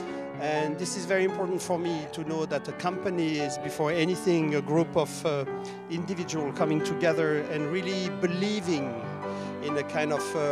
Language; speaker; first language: English; non-native, fluent; French